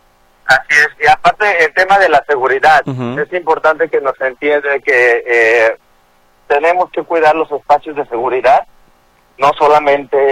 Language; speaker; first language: Spanish; native; Spanish